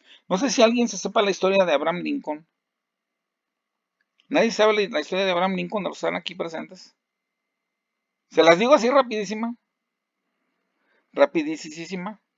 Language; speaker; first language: Spanish; native; Spanish